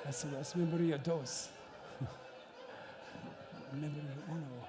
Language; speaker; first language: Spanish; non-native, learner; English